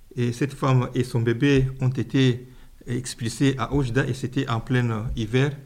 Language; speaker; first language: French; non-native, local second language; Luba-Lulua